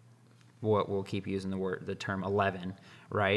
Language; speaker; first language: English; native; English